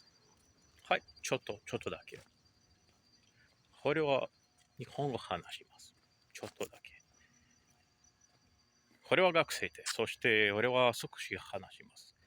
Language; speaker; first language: Japanese; non-native, learner; Portuguese